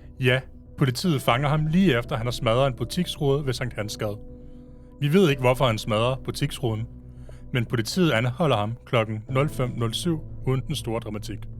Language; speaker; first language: Danish; native; Danish